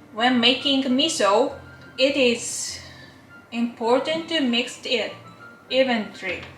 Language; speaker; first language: English; non-native, learner; Japanese